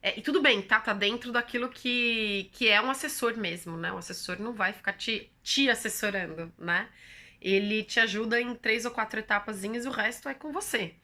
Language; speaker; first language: Portuguese; native; Portuguese